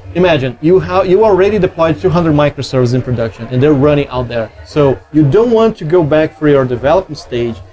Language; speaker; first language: English; non-native, fluent; Portuguese